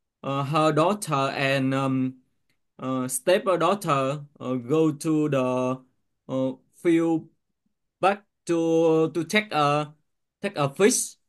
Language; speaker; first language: English; non-native, learner; Vietnamese